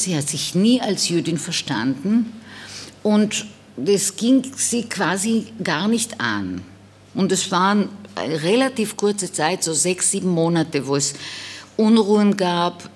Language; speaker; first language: German; non-native, fluent; Hebrew